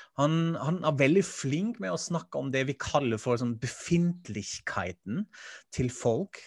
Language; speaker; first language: Norwegian; non-native, fluent; German